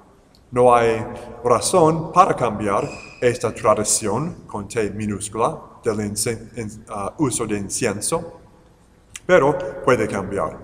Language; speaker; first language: Spanish; non-native, fluent; English